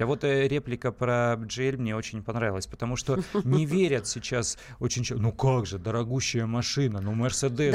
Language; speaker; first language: Russian; native; Russian